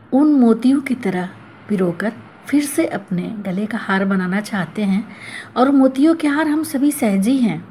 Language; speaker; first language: Hindi; native; Hindi